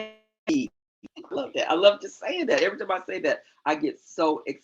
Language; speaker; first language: English; native; English